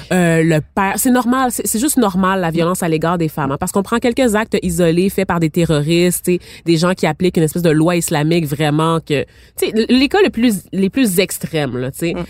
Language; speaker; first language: French; native; French